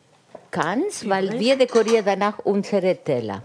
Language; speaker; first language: German; non-native, fluent; Italian